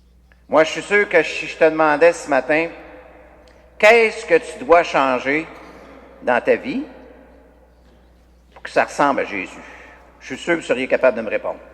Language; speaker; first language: French; native; French